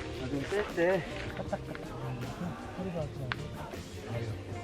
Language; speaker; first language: Korean; native; Korean